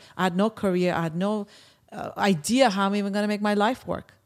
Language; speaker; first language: English; early bilingual, other home language; Persian